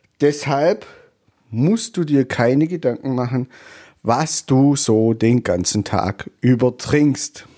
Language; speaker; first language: German; native; German